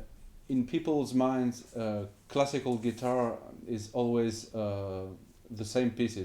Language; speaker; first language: English; non-native, fluent; French